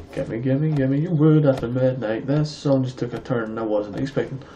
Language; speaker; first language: English; native; English